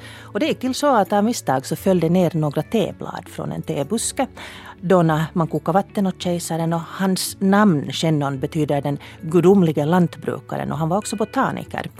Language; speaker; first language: Swedish; native; Swedish